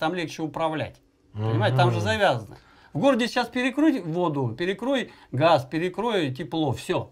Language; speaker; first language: Russian; native; Russian